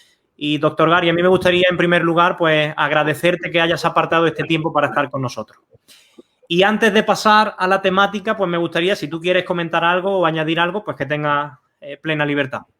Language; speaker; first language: Spanish; native; Spanish